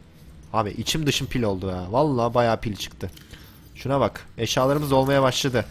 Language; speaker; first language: Turkish; native; Turkish